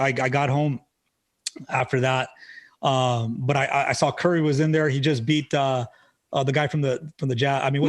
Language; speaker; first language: English; native; English